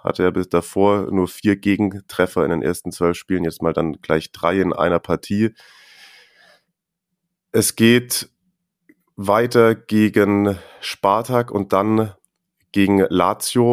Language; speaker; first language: German; native; German